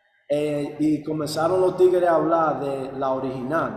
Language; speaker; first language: Spanish; early bilingual, heritage; Spanish